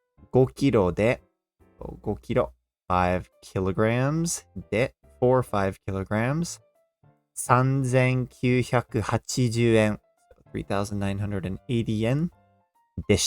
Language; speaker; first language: Japanese; non-native, fluent; English